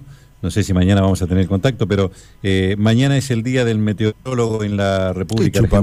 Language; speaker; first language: Spanish; native; Spanish